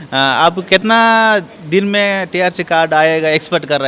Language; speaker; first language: Hindi; non-native, local second language; Telugu